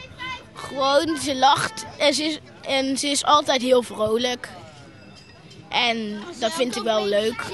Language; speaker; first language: Dutch; native; Dutch